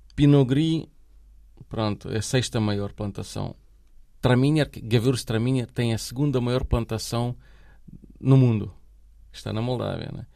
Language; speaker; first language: Portuguese; non-native, fluent; Romanian